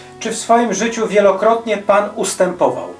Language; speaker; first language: Polish; native; Polish